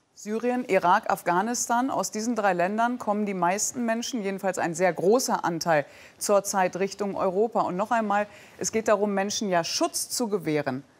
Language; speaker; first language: German; native; German